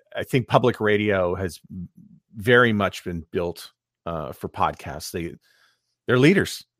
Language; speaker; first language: English; native; English